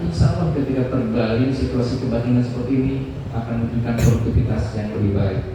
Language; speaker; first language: Indonesian; non-native, local second language; Sundanese